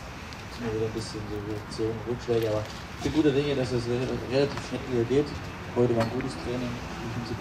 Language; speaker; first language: German; native; German